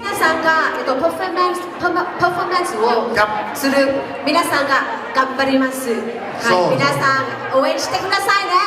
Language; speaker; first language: Japanese; non-native, learner; Thai